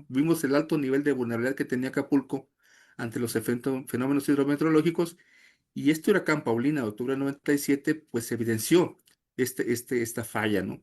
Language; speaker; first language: Spanish; native; Spanish